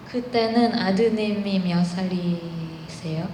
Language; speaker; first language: Korean; non-native, learner; Thai